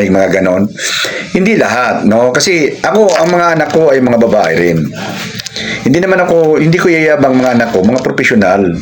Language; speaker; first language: Filipino; native; Filipino